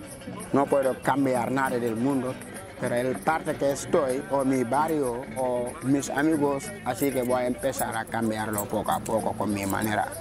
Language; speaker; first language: Spanish; non-native, local second language; Wolof